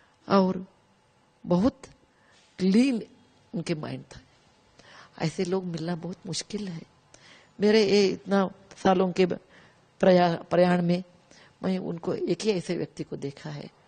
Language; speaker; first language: Hindi; non-native, local second language; Kannada